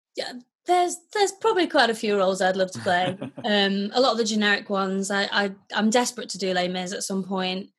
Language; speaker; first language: English; native; English